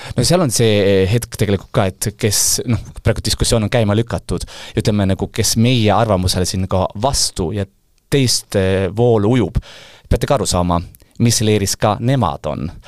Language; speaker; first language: Estonian; non-native, local second language; Russian